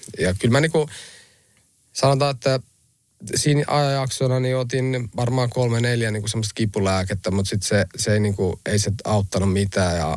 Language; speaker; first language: Finnish; early bilingual, other home language; Albanian